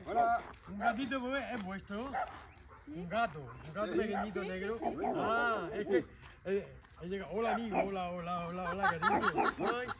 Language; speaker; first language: Spanish; native; Spanish